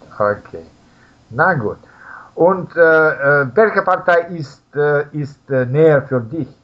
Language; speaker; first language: German; non-native, learner; Russian